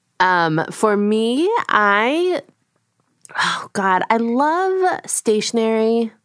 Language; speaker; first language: English; early bilingual, other home language; Korean